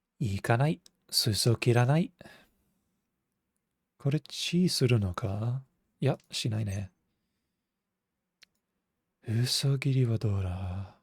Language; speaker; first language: Japanese; non-native, fluent; English